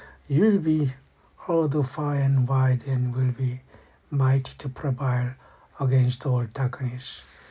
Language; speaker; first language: English; non-native, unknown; Korean